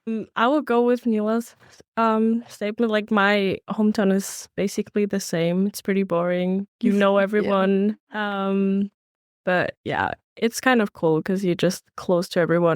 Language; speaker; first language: English; non-native, fluent; German